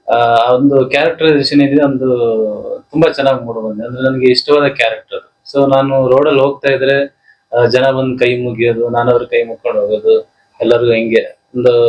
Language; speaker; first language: Kannada; native; Kannada